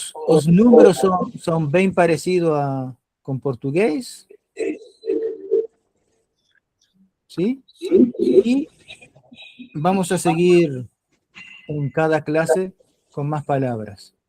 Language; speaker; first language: Spanish; non-native, fluent; Portuguese